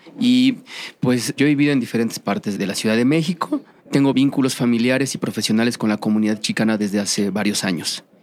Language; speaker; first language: Spanish; native; Spanish